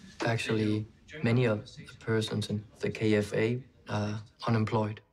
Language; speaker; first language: English; non-native, fluent; Danish